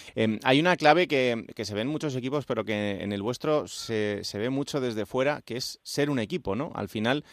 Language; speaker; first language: Spanish; native; Spanish